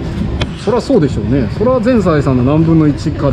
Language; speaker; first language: Japanese; native; Japanese